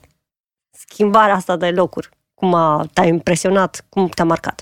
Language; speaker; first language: Romanian; native; Romanian